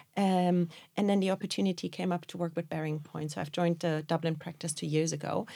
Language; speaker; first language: English; non-native, fluent; German